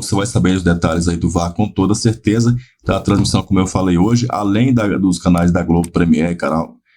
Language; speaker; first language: Portuguese; native; Portuguese